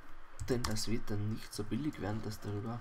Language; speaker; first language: German; native; German